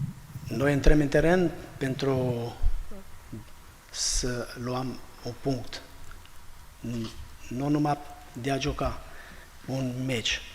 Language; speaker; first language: Romanian; non-native, fluent; Albanian